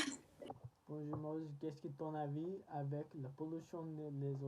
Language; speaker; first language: French; non-native, learner; English